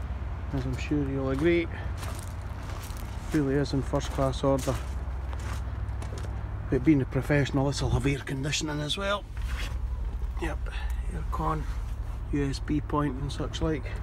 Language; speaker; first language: English; native; English